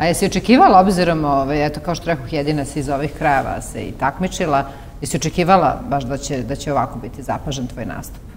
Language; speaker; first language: Serbian; native; Serbian